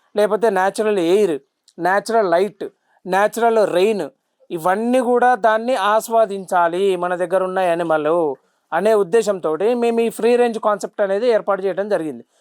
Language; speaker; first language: Telugu; native; Telugu